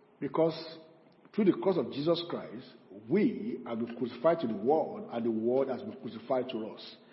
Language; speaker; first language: English; non-native, local second language; Yoruba